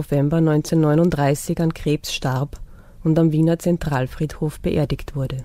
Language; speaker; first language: German; native; German